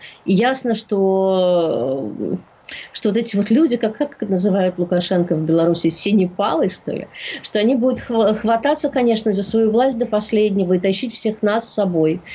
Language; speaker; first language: Russian; native; Russian